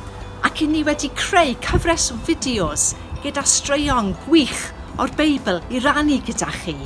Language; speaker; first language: Welsh; non-native, local second language; English